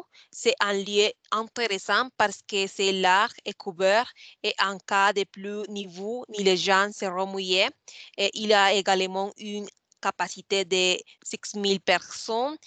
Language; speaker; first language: French; non-native, learner; Spanish